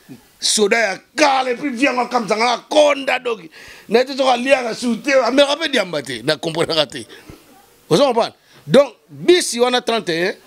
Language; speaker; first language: French; non-native, local second language; Lingala